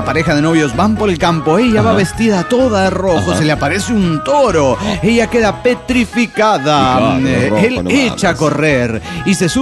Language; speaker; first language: Spanish; native; Spanish